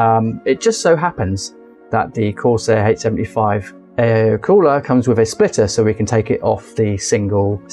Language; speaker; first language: English; native; English